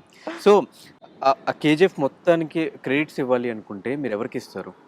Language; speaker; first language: Telugu; native; Telugu